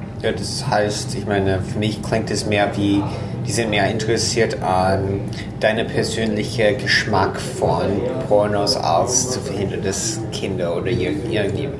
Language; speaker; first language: German; non-native, fluent; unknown